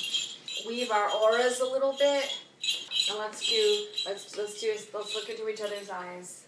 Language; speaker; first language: English; native; English